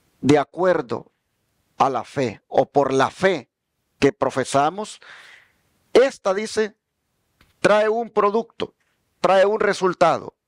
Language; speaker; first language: Spanish; native; Spanish